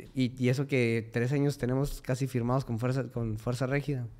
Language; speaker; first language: Spanish; native; Spanish